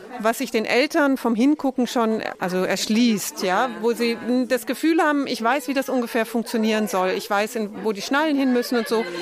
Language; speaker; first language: German; native; German